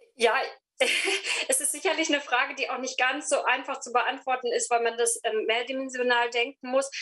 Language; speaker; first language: German; native; German